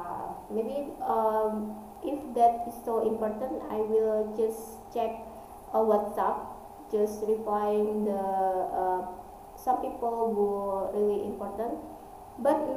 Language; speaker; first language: English; non-native, learner; Indonesian